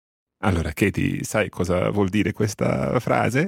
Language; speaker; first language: Italian; non-native, fluent; English